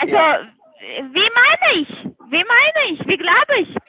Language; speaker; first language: German; non-native, learner; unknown